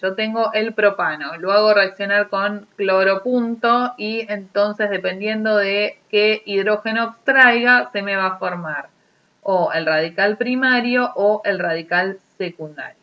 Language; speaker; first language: Spanish; native; Spanish